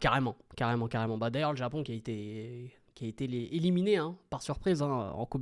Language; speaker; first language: French; native; French